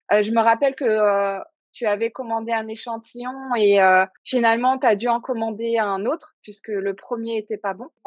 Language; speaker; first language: French; native; French